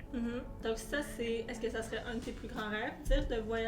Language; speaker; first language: French; native; French